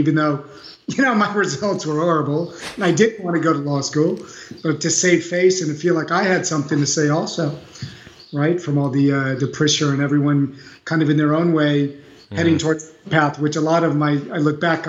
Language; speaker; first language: English; native; English